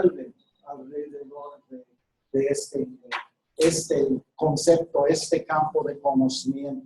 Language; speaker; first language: Spanish; non-native, fluent; English